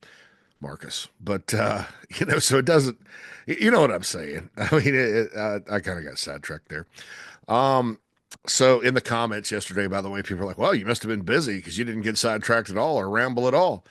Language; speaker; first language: English; native; English